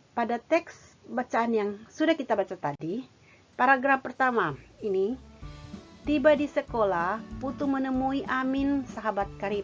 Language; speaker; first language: Indonesian; native; Indonesian